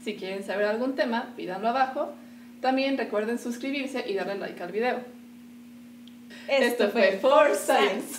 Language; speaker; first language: Spanish; native; Spanish